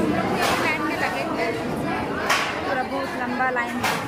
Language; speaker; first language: Hindi; native; Hindi